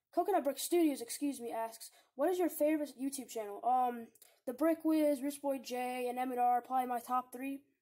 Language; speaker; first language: English; native; English